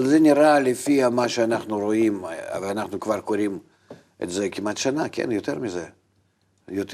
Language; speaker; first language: Hebrew; non-native, fluent; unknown